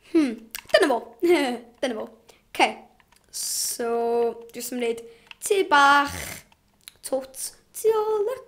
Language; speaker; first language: Welsh; non-native, local second language; English